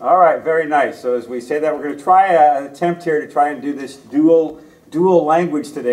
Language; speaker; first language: English; native; English